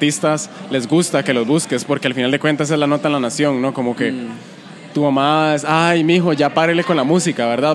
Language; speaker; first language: Spanish; native; Spanish